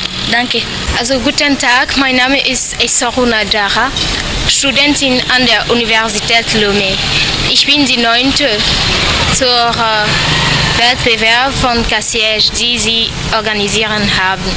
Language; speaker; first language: German; non-native, learner; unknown